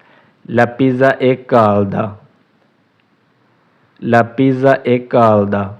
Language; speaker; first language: Italian; non-native, fluent; Urdu